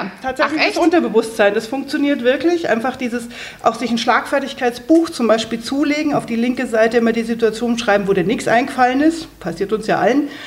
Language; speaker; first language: German; native; German